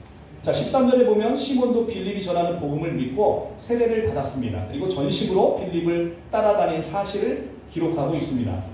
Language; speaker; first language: Korean; native; Korean